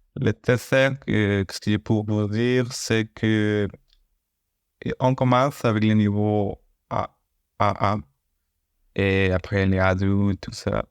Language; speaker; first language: French; non-native, learner; Spanish